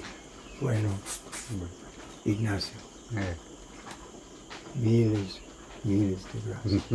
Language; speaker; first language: Spanish; non-native, learner; English